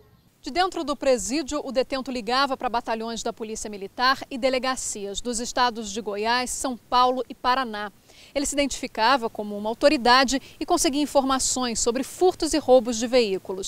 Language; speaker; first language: Portuguese; native; Portuguese